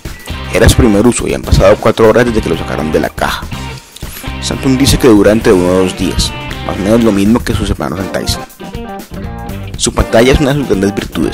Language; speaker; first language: Spanish; native; Spanish